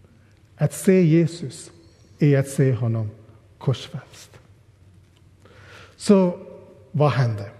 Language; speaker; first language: Swedish; non-native, fluent; English